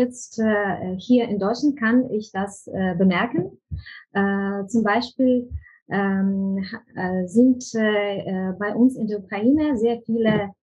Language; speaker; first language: German; non-native, fluent; Ukrainian